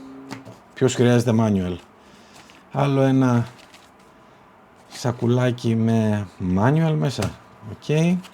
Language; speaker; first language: Greek; native; Greek